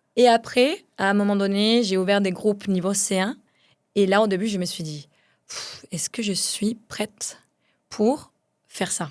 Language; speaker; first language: French; non-native, fluent; Spanish